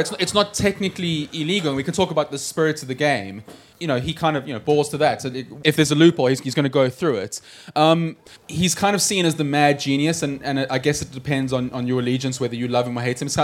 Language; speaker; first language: English; native; English